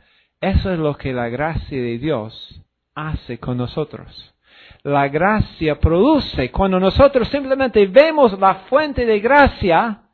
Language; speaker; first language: Spanish; non-native, fluent; English